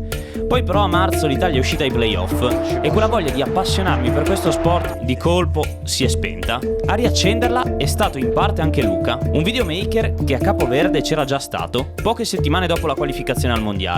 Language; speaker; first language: Italian; native; Italian